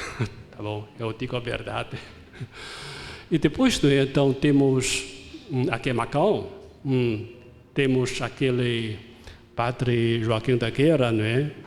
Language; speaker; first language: Portuguese; non-native, fluent; Chinese